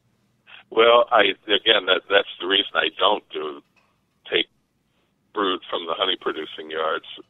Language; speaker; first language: English; native; English